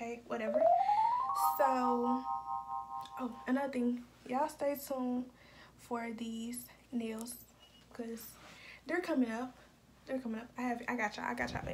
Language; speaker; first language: English; native; English